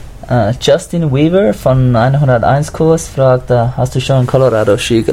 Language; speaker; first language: German; non-native, learner; English